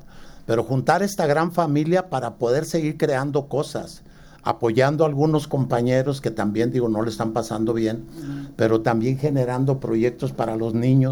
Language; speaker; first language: Spanish; native; Spanish